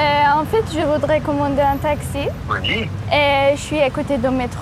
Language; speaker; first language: French; non-native, learner; Persian